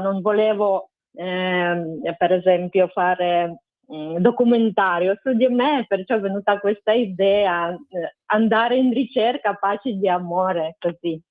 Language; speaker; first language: Italian; non-native, fluent; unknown